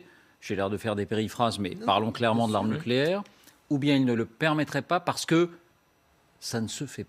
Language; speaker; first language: French; native; French